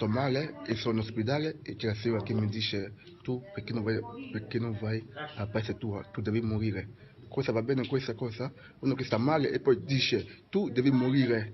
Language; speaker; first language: Italian; non-native, learner; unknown